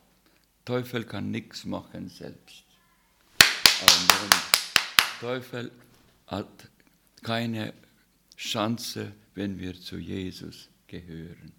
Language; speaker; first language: German; non-native, fluent; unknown